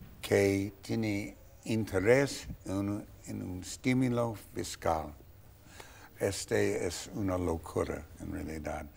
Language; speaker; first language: Spanish; non-native, fluent; English